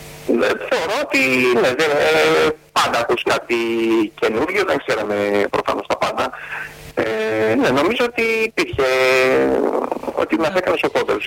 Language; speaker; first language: Greek; native; Greek